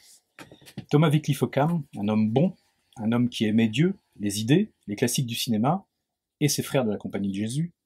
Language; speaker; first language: French; native; French